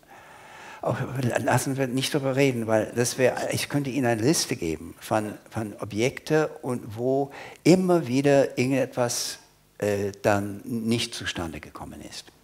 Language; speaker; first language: German; non-native, fluent; English